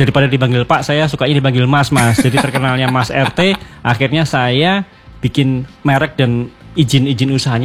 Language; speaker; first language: Indonesian; native; Indonesian